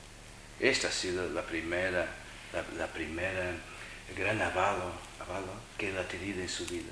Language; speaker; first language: Spanish; non-native, fluent; Portuguese